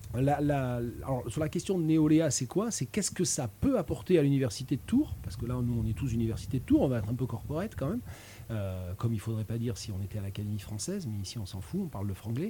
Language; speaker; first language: French; native; French